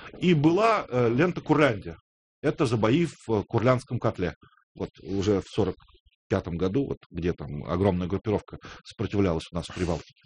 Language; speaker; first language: Russian; native; Russian